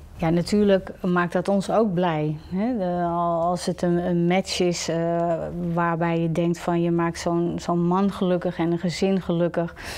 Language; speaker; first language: Dutch; native; Dutch